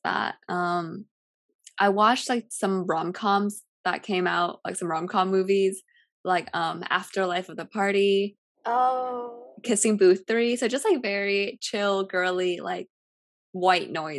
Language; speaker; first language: English; early bilingual, other home language; Cantonese